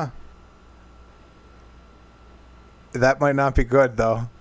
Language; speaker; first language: English; native; English